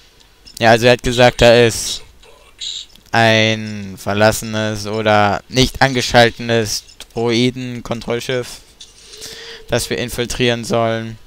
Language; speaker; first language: German; native; German